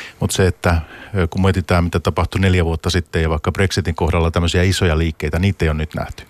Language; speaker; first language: Finnish; native; Finnish